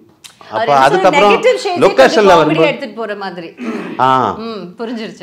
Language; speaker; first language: Tamil; non-native, learner; Malayalam